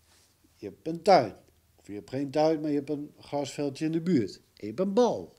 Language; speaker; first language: Dutch; native; Dutch